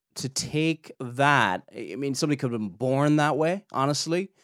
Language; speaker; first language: English; native; English